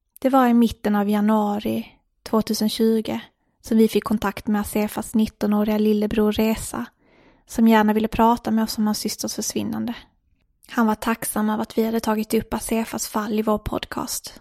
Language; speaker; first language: Swedish; native; Swedish